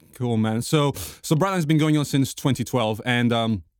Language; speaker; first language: English; non-native, fluent; Portuguese